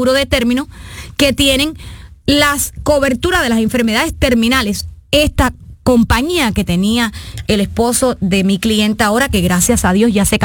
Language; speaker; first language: Spanish; native; Spanish